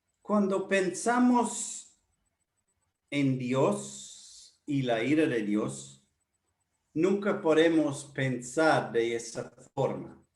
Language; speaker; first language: Spanish; non-native, fluent; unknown